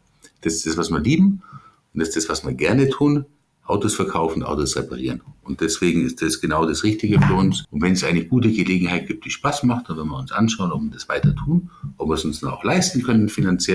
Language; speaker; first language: German; native; German